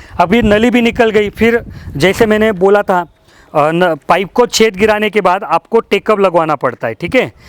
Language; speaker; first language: Hindi; non-native, local second language; Marathi